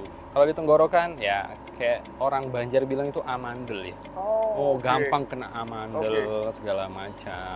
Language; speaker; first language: Indonesian; native; Indonesian